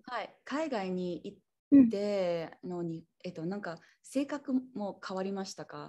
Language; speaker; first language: Japanese; non-native, learner; English